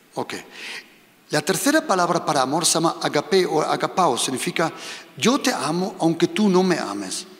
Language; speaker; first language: Spanish; early bilingual, heritage; Spanish